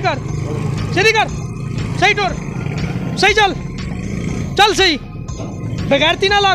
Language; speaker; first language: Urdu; non-native, local second language; Punjabi